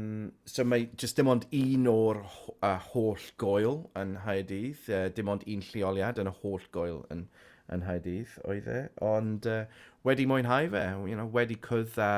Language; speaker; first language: Welsh; non-native, local second language; English